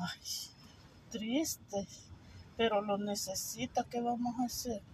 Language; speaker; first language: Spanish; native; Spanish